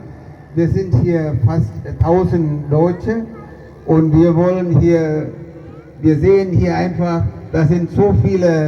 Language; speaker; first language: German; non-native, fluent; Tamil